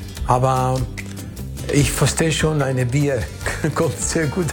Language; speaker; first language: German; non-native, fluent; Spanish